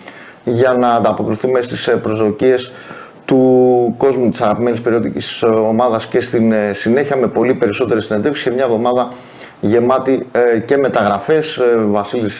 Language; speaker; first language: Greek; native; Greek